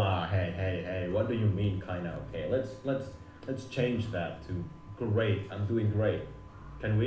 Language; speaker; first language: English; non-native, fluent; Indonesian